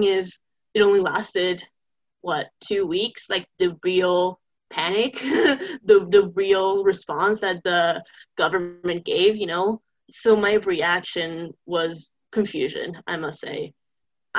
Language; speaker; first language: English; non-native, fluent; Italian